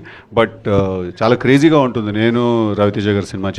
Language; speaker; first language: Telugu; native; Telugu